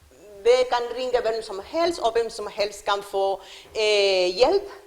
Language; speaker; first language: Norwegian; non-native, learner; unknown